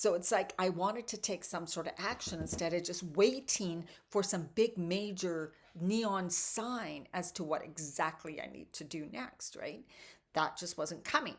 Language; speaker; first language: English; native; English